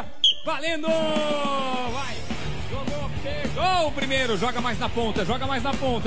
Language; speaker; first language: Portuguese; native; Portuguese